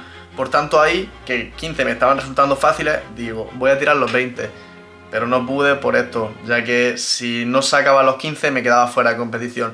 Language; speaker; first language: Spanish; native; Spanish